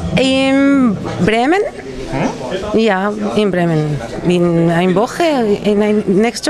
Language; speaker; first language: German; non-native, learner; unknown